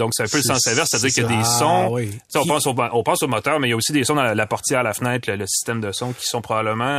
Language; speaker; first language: French; native; French